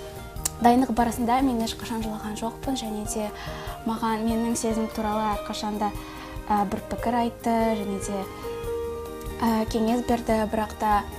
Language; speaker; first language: Kazakh; non-native, local second language; Russian